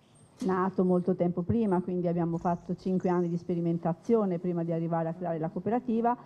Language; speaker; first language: Italian; native; Italian